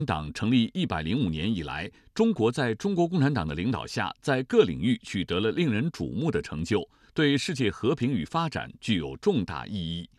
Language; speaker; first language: Chinese; native; Chinese